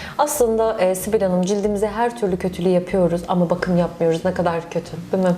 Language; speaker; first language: Turkish; native; Turkish